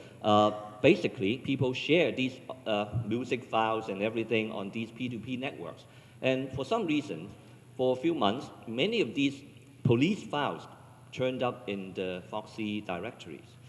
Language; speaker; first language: English; non-native, local second language; Cantonese